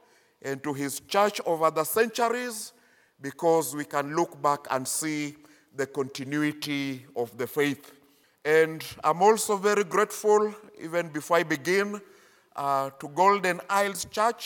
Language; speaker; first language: English; non-native, local second language; Luyia